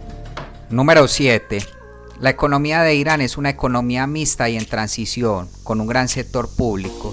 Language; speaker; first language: Spanish; native; Spanish